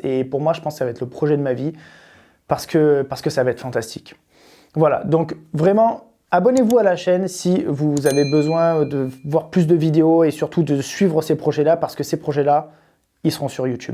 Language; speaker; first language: French; native; French